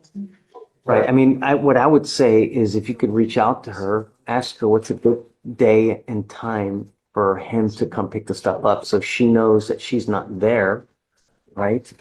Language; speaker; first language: English; native; English